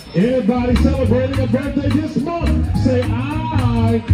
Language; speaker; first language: English; native; English